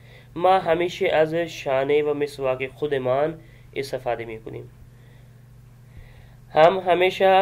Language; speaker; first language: Persian; non-native, fluent; Urdu